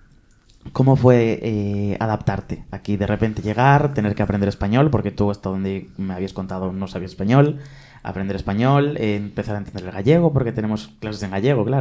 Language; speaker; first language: Spanish; native; Spanish